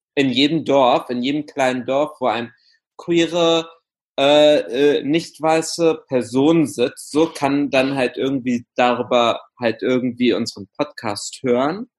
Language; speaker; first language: German; early bilingual, other home language; Arabic